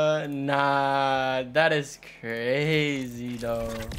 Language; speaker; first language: English; native; English